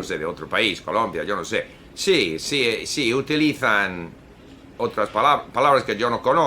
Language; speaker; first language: Spanish; non-native, fluent; Swedish